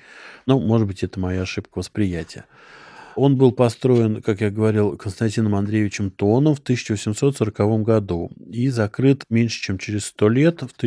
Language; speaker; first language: Russian; native; Russian